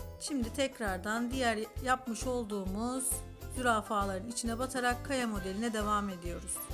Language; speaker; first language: Turkish; native; Turkish